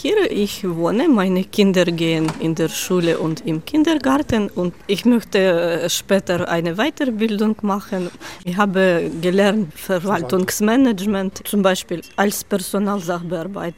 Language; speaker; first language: German; non-native, learner; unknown